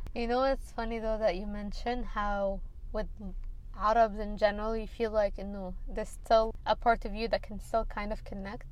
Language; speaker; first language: English; early bilingual, other home language; Arabic